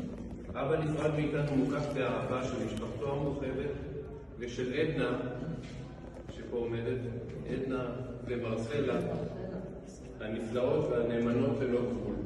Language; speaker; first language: Hebrew; native; Hebrew